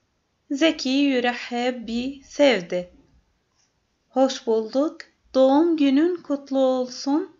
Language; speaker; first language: Turkish; non-native, fluent; Arabic